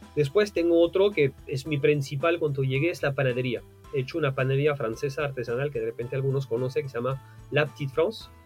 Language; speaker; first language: Spanish; non-native, fluent; French